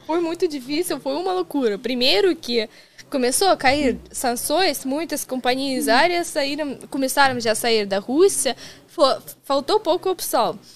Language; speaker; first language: Portuguese; non-native, fluent; Russian